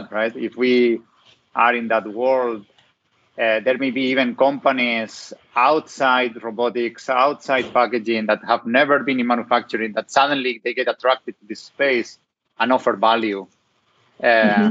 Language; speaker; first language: English; non-native, fluent; Spanish